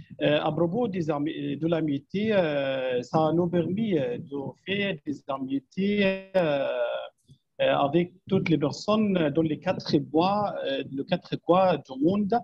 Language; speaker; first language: French; non-native, fluent; Arabic